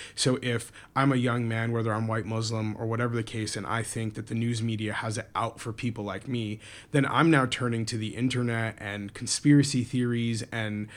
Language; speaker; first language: English; native; English